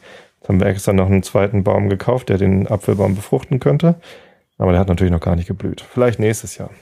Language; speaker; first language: German; native; German